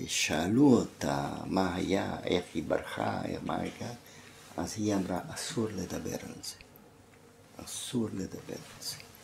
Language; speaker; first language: Hebrew; non-native, fluent; German